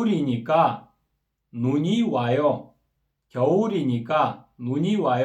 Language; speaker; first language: Korean; non-native, fluent; Kyrgyz